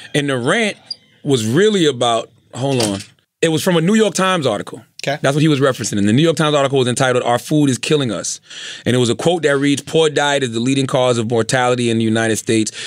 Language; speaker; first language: English; native; English